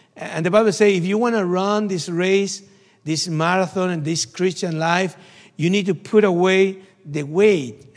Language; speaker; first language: English; non-native, learner; Spanish